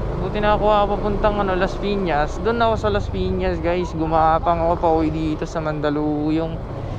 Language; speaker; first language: Filipino; non-native, local second language; Cebuano